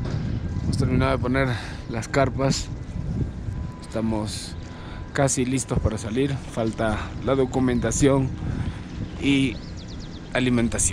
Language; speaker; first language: Spanish; native; Spanish